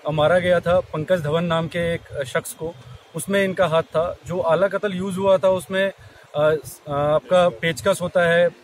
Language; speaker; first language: Hindi; native; Hindi